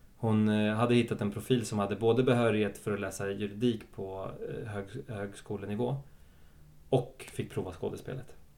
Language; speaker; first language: Swedish; early bilingual, other home language; Spanish